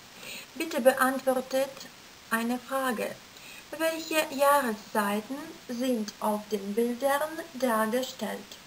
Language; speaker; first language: German; non-native, fluent; Russian